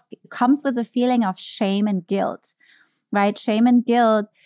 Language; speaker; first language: English; non-native, fluent; German